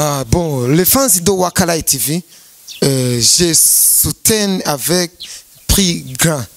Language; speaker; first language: French; non-native, learner; Rundi